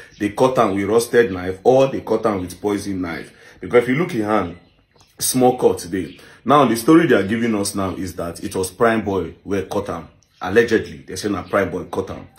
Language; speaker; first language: Nigerian Pidgin; native; Nigerian Pidgin